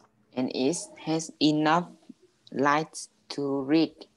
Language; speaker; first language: English; non-native, learner; Vietnamese